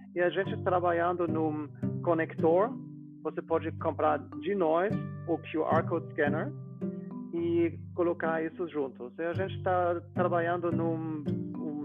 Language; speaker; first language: Portuguese; non-native, fluent; German